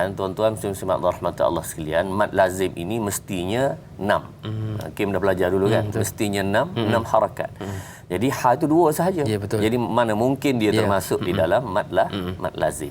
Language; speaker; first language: Malay; native; Malay